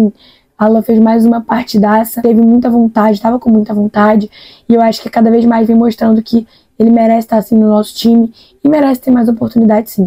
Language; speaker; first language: Portuguese; native; Portuguese